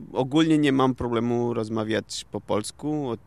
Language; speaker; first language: Polish; non-native, learner; Portuguese